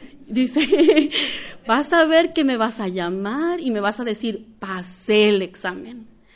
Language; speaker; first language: Spanish; early bilingual, heritage; Spanish